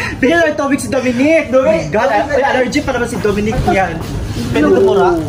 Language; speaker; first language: Filipino; non-native, local second language; Cebuano